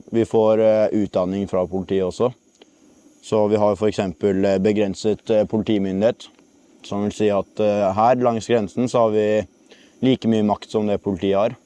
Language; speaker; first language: Norwegian; native; Norwegian